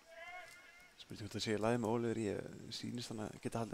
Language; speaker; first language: Icelandic; native; Icelandic